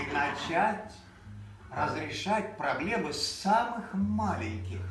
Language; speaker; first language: Russian; native; Russian